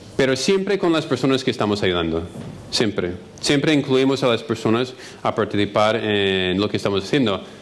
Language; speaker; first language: Spanish; non-native, fluent; English